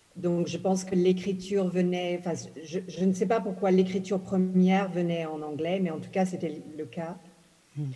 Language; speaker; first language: French; early bilingual, other home language; English